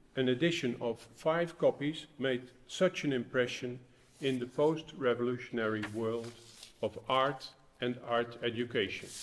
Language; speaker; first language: English; non-native, fluent; Dutch